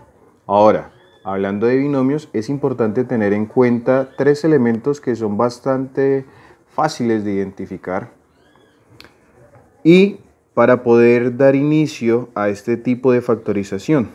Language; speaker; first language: Spanish; native; Spanish